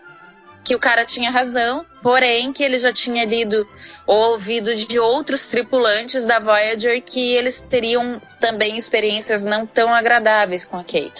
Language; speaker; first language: Portuguese; native; Portuguese